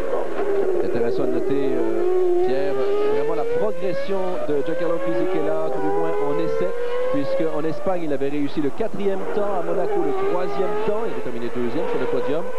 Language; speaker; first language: French; native; French